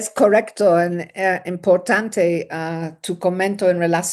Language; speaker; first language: Spanish; non-native, learner; English